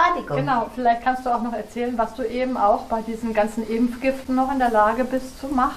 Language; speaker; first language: German; native; German